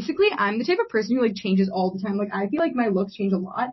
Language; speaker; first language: English; native; English